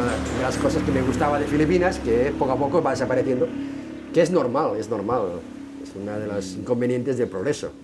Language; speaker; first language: Spanish; native; Spanish